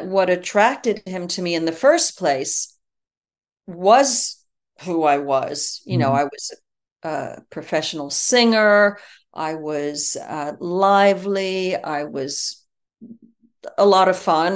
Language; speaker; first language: English; native; English